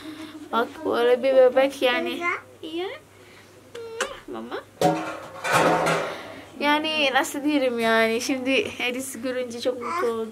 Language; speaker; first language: Turkish; non-native, learner; Indonesian